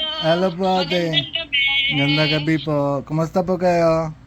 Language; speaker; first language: Filipino; non-native, learner; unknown